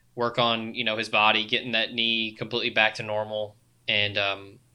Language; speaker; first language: English; native; English